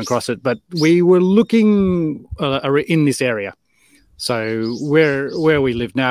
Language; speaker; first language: English; native; English